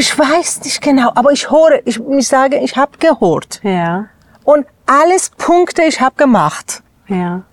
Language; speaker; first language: German; non-native, learner; Persian